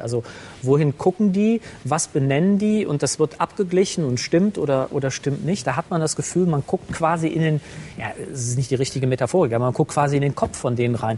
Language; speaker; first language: German; native; German